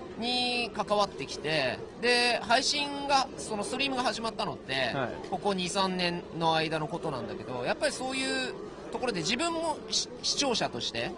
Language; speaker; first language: Japanese; native; Japanese